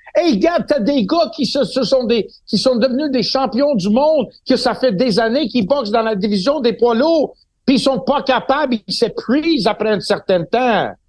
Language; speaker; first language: French; non-native, local second language; English